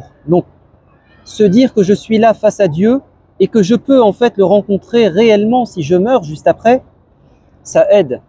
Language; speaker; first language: French; native; French